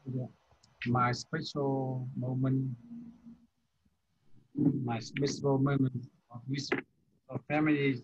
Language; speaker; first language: English; non-native, learner; Vietnamese